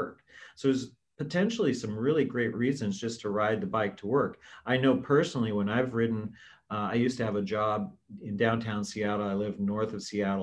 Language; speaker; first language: English; native; English